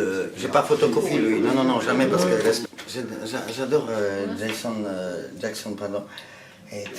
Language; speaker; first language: French; non-native, learner; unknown